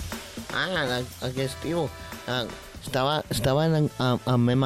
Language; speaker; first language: Catalan; non-native, local second language; Spanish